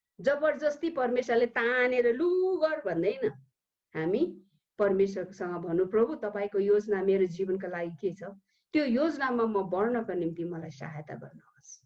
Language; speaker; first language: Nepali; early bilingual, heritage; Nepali